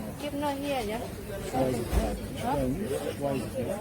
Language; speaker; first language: German; non-native, learner; Thai